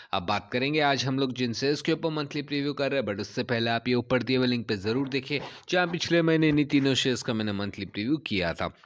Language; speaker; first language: Hindi; native; Hindi